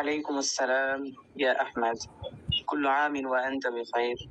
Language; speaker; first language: Arabic; non-native, learner; Bangla